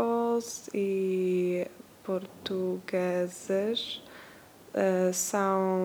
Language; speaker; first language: Portuguese; non-native, learner; Polish